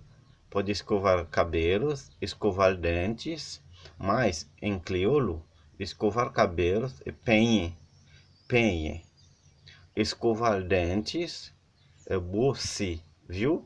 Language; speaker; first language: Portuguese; non-native, learner; Haitian Creole